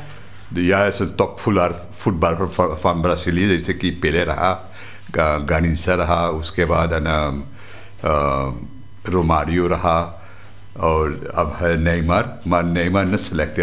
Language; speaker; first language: Dutch; non-native, local second language; Caribbean Hindustani